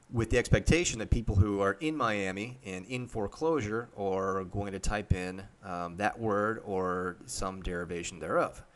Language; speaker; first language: English; native; English